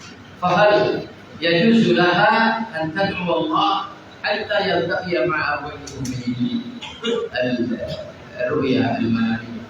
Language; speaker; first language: Arabic; non-native, fluent; Indonesian